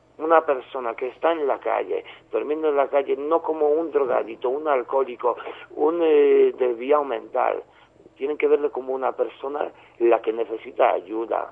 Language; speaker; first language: Spanish; non-native, fluent; Polish